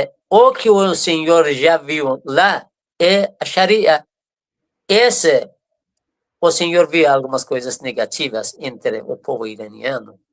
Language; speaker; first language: Portuguese; non-native, fluent; Persian